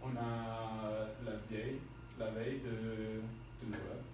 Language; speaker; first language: French; non-native, fluent; English